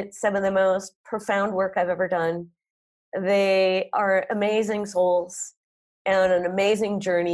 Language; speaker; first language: English; native; English